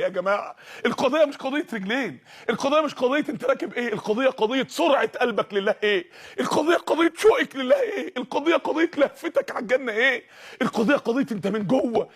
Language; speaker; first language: Arabic; native; Arabic